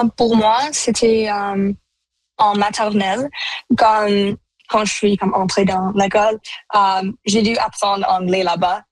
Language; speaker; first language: French; non-native, local second language; Punjabi